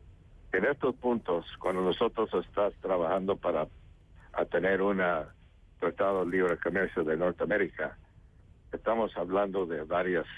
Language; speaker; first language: Spanish; early bilingual, heritage; Spanish